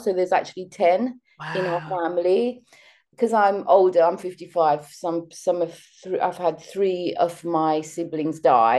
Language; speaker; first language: English; early bilingual, other home language; Seselwa Creole French